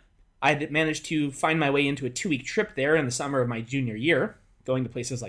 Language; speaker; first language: English; native; English